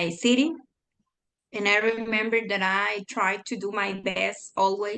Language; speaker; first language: English; non-native, fluent; Spanish